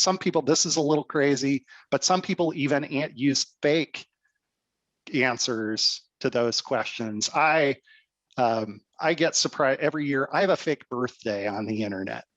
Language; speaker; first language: English; native; English